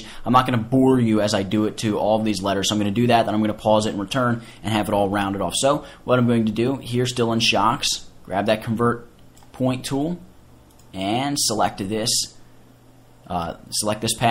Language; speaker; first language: English; native; English